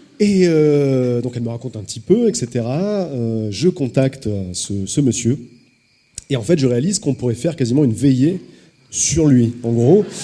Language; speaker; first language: French; native; French